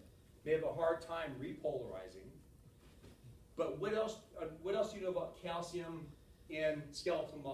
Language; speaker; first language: English; native; English